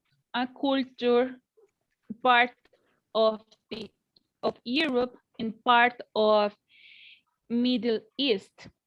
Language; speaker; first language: English; non-native, learner; Spanish